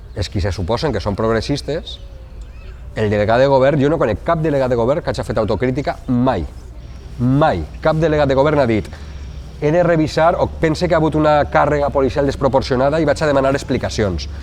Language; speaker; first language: Catalan; native; Catalan